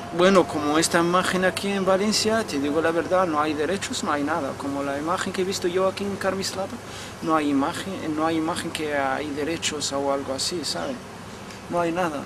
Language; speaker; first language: Spanish; non-native, learner; Arabic